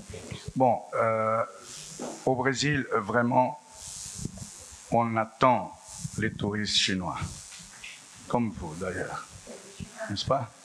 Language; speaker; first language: French; non-native, fluent; Portuguese